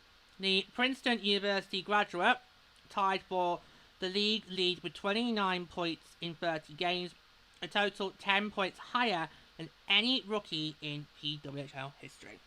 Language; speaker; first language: English; native; English